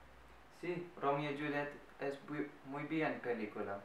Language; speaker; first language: Spanish; non-native, learner; English